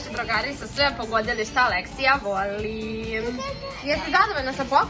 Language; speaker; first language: Bosnian; native; Bosnian